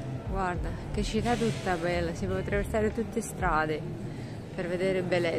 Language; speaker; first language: Italian; non-native, learner; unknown